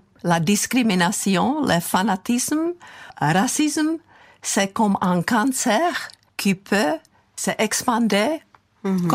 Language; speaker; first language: French; non-native, fluent; Czech